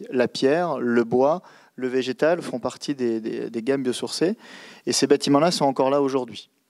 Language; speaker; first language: French; native; French